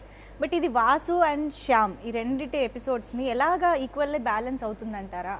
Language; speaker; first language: Telugu; native; Telugu